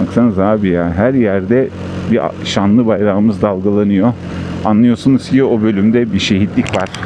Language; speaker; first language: Turkish; early bilingual, heritage; Turkish